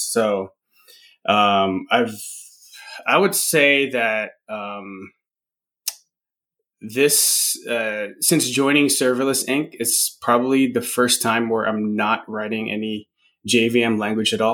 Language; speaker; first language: English; non-native, local second language; Filipino